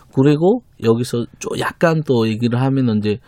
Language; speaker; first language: Korean; non-native, fluent; Bangla